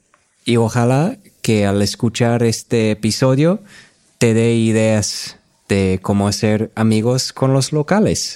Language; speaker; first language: Spanish; non-native, fluent; English